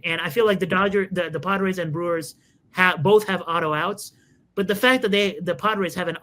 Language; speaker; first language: English; native; English